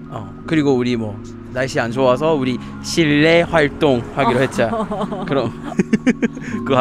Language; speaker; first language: Korean; non-native, fluent; English